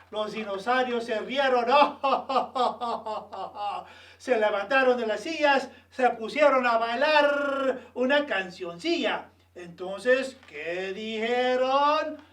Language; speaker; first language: Spanish; early bilingual, other home language; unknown